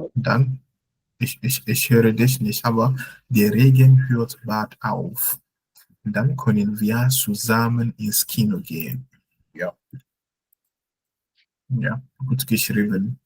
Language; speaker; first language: German; non-native, fluent; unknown